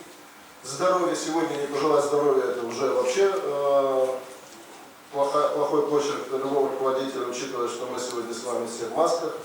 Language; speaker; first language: Russian; native; Russian